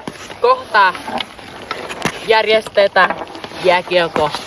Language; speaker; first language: Finnish; non-native, learner; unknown